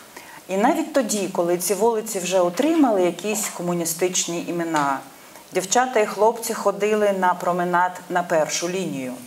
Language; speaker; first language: Ukrainian; non-native, local second language; Russian